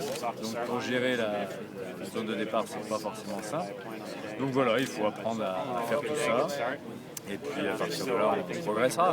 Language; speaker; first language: French; native; French